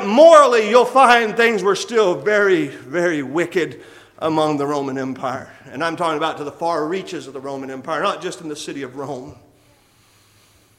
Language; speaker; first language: English; native; English